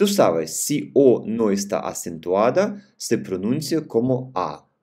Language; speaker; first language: Spanish; non-native, fluent; Russian